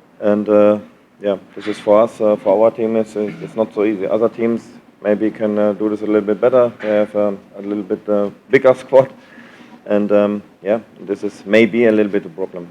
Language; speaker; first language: English; non-native, learner; German